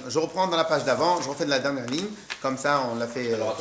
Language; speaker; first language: French; native; French